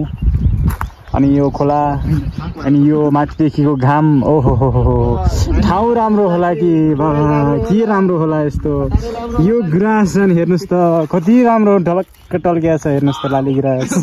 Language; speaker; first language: Nepali; native; Nepali